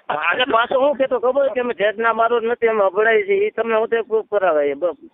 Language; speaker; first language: Gujarati; native; Gujarati